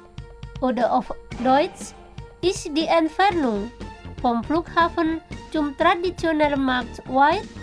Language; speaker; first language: German; non-native, fluent; Indonesian